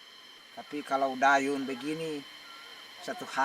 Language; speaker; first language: Indonesian; non-native, local second language; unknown